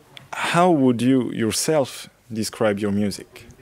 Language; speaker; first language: English; non-native, fluent; French